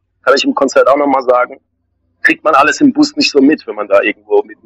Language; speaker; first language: German; native; German